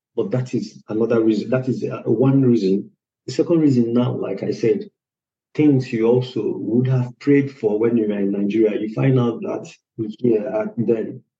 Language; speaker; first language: English; non-native, local second language; Igbo